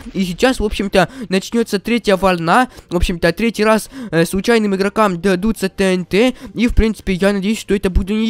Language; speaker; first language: Russian; native; Russian